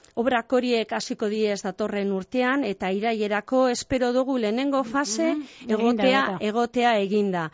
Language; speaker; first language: Basque; non-native, local second language; Spanish